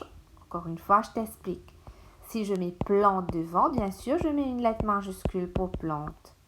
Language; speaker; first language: French; non-native, local second language; Morisyen